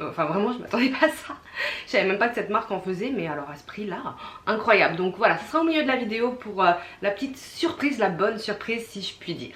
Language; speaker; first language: French; native; French